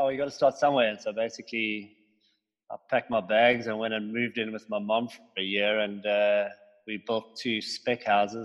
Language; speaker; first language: English; native; English